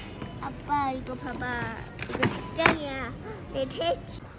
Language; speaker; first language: Korean; early bilingual, heritage; Korean